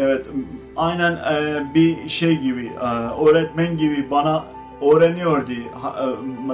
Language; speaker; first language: Turkish; non-native, fluent; Azerbaijani